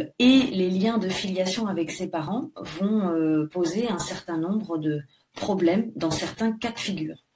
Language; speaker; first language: French; native; French